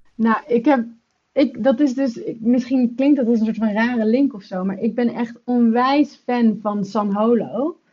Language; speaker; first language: Dutch; native; Dutch